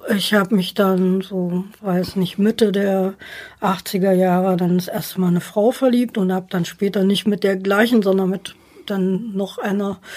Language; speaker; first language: German; native; German